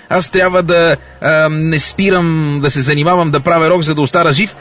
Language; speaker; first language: Bulgarian; native; Bulgarian